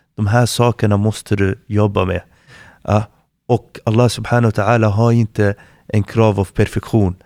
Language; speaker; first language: Swedish; non-native, fluent; Arabic